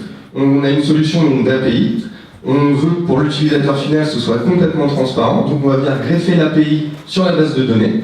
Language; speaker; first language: French; native; French